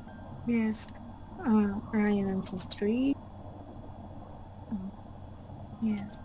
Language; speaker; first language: English; non-native, learner; Russian